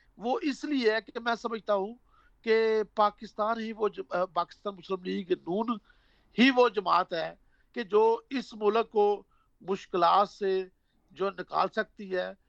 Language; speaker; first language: Urdu; non-native, local second language; Punjabi